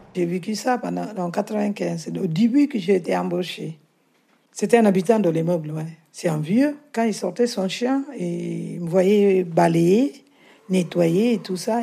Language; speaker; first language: French; non-native, learner; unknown